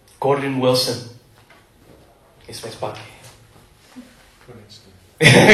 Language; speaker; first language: Czech; non-native, learner; English